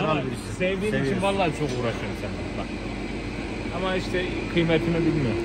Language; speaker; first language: Turkish; native; Turkish